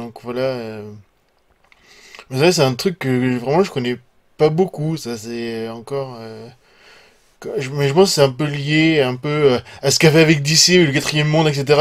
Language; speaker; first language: French; native; French